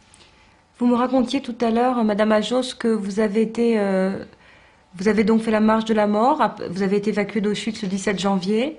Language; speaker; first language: French; native; French